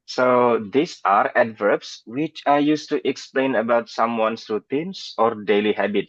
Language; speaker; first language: English; non-native, fluent; Indonesian